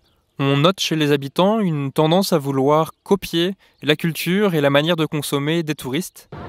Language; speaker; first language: French; native; French